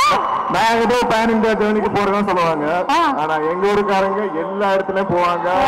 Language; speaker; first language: Tamil; non-native, local second language; Malayalam